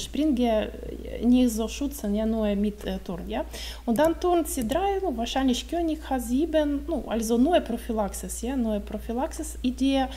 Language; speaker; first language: German; non-native, learner; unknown